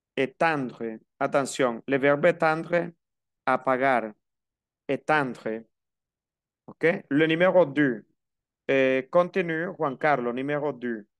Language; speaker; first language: French; non-native, fluent; Spanish